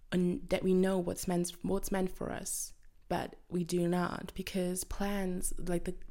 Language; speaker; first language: English; non-native, fluent; German